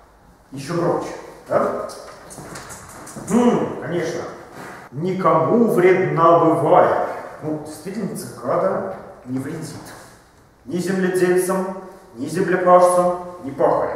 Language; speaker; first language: Russian; native; Russian